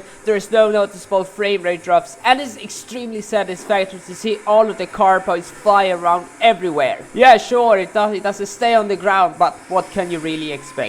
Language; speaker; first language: English; non-native, fluent; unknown